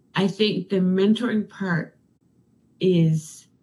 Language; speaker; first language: English; non-native, fluent; Danish